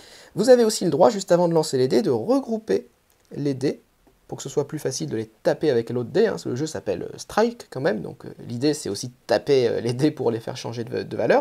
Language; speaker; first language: French; native; French